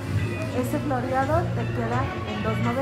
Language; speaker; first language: Spanish; native; Spanish